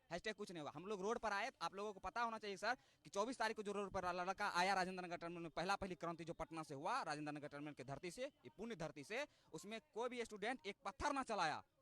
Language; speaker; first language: Hindi; native; Hindi